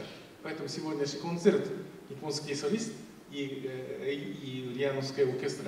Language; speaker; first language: Russian; non-native, fluent; Japanese